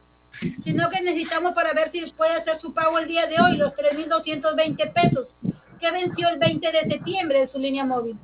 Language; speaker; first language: Spanish; native; Spanish